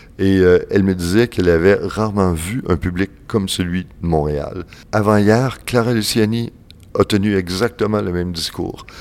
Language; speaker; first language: French; native; French